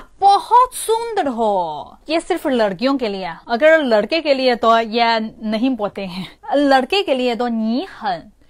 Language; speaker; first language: Hindi; non-native, fluent; Chinese